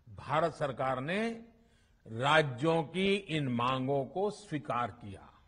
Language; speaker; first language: Hindi; non-native, local second language; Gujarati